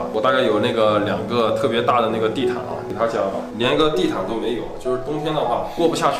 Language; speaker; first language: Chinese; native; Chinese